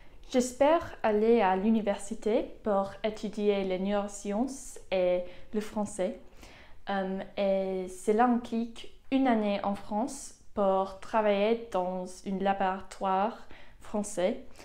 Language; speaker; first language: French; non-native, fluent; English